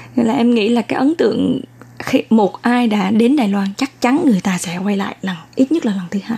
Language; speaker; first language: Vietnamese; native; Vietnamese